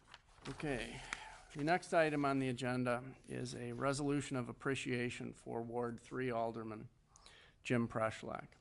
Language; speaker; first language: English; native; English